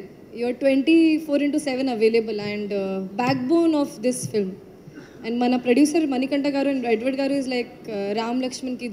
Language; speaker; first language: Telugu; non-native, learner; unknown